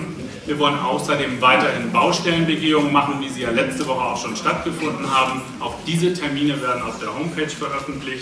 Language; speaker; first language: German; native; German